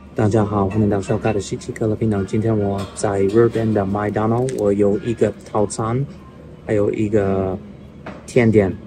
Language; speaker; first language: Chinese; non-native, fluent; English